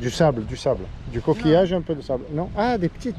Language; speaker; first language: French; native; French